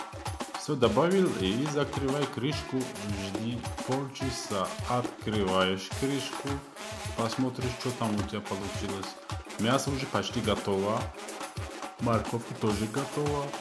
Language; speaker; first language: Russian; non-native, fluent; Tajik